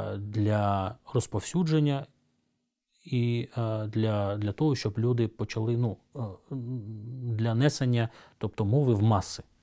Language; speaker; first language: Ukrainian; non-native, local second language; Crimean Tatar